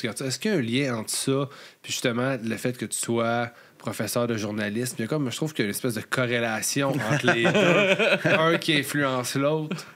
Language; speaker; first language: French; native; French